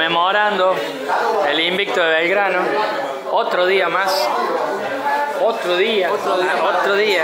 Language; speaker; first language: Spanish; native; Spanish